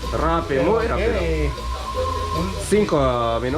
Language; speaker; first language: Spanish; non-native, learner; Croatian